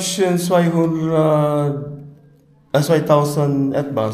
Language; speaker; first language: German; non-native, learner; Filipino